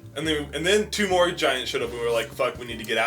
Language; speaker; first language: English; native; English